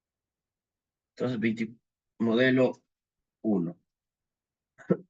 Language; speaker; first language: Spanish; native; Spanish